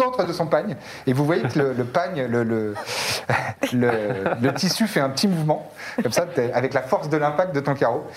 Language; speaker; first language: French; native; French